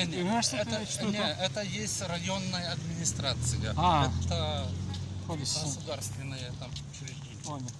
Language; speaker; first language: Russian; non-native, local second language; Ukrainian